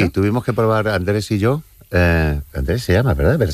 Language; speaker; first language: Spanish; native; Spanish